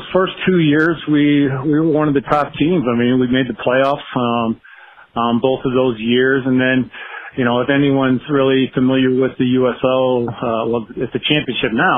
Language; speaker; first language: English; native; English